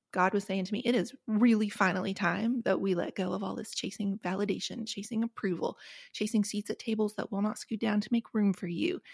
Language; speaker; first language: English; native; English